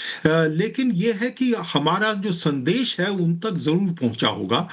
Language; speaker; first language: Hindi; native; Hindi